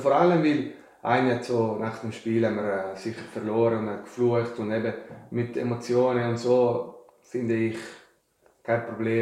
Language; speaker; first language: German; non-native, fluent; Italian